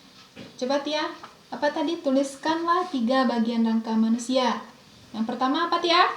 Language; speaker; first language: Indonesian; native; Indonesian